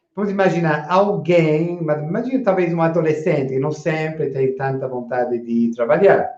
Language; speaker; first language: Portuguese; non-native, fluent; English